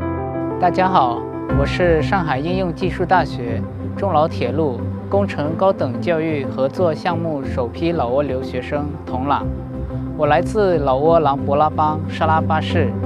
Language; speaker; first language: Chinese; non-native, learner; Lao